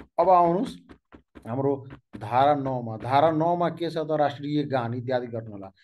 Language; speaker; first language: Nepali; non-native, local second language; Maithili